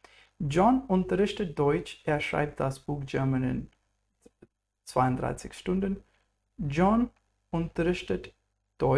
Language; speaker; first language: German; non-native, fluent; English